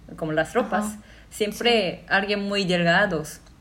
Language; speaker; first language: Spanish; non-native, fluent; Japanese